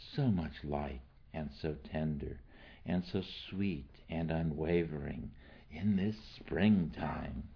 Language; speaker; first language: English; native; English